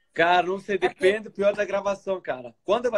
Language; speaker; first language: Portuguese; native; Portuguese